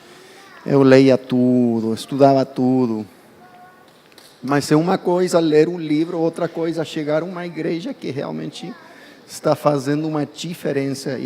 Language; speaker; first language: Portuguese; non-native, fluent; English